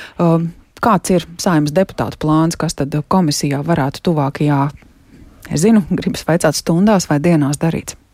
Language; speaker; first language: Latvian; native; Latvian